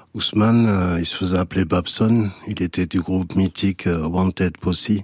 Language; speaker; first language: French; early bilingual, other home language; Fula